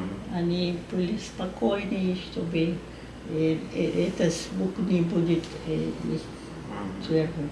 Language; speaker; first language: Russian; non-native, learner; Spanish